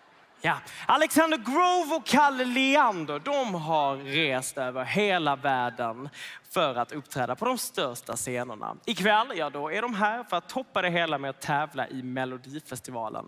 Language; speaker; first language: Swedish; native; Swedish